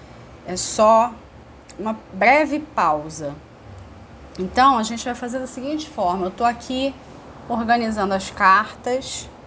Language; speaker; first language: Portuguese; native; Portuguese